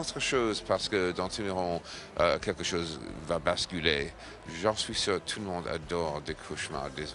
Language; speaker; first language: French; non-native, fluent; English